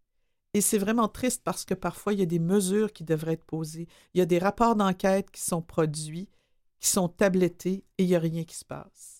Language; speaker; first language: French; native; French